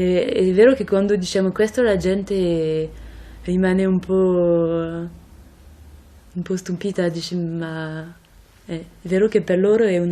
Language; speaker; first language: Italian; non-native, fluent; French